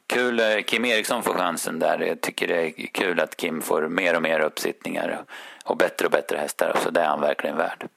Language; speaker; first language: Swedish; native; Swedish